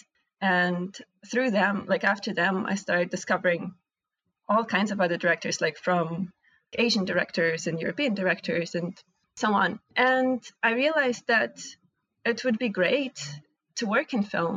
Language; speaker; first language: English; non-native, fluent; Russian